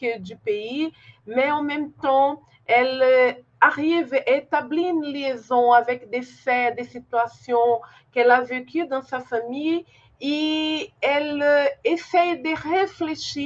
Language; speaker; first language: French; non-native, fluent; Portuguese